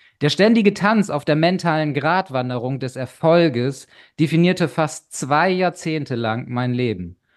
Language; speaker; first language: German; native; German